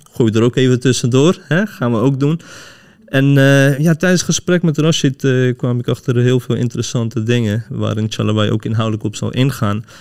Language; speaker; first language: Dutch; early bilingual, other home language; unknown